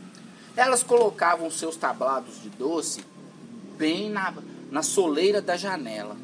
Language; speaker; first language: Portuguese; native; Portuguese